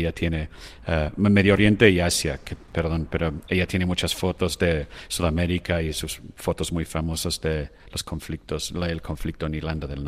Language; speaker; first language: Spanish; non-native, fluent; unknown